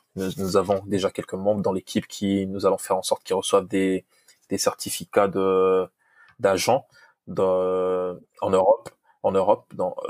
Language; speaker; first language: French; non-native, local second language; Lingala